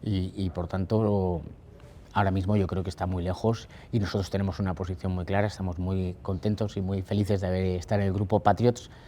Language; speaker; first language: Spanish; native; Spanish